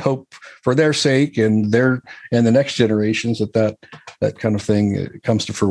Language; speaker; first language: English; native; English